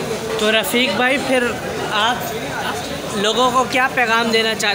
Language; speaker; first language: Hindi; native; Hindi